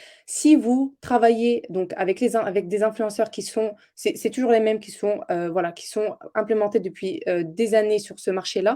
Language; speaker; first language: French; native; French